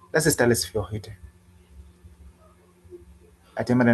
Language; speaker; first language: German; non-native, learner; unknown